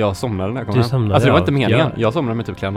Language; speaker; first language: Swedish; native; Swedish